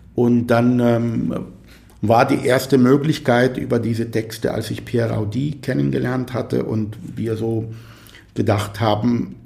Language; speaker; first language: German; non-native, fluent; Arabic